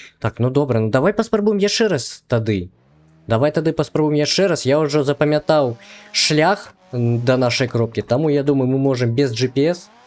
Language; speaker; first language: Belarusian; non-native, local second language; Russian